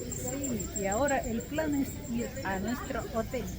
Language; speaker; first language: Spanish; non-native, fluent; Russian